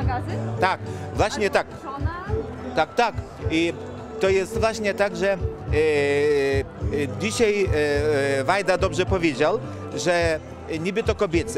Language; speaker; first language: Polish; non-native, fluent; Lithuanian